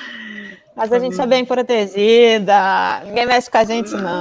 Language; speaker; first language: Portuguese; native; Portuguese